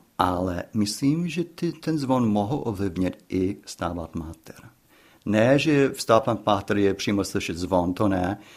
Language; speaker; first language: Czech; non-native, fluent; English